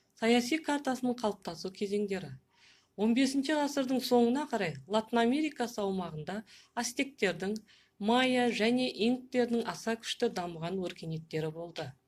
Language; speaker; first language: Kazakh; native; Kazakh